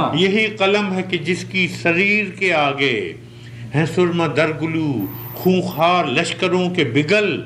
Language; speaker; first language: Urdu; native; Urdu